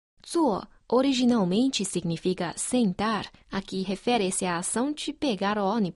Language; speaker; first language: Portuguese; non-native, fluent; Chinese